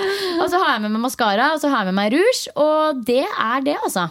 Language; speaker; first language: Norwegian; native; Norwegian